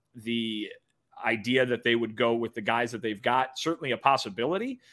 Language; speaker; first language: English; native; English